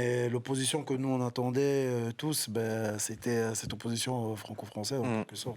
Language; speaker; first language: French; native; French